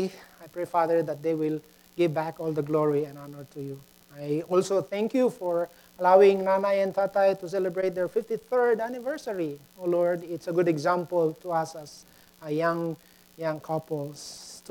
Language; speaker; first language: English; non-native, local second language; Pampanga